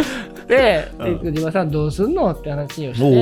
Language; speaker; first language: Japanese; native; Japanese